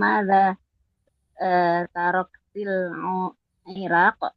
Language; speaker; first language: Arabic; non-native, learner; Indonesian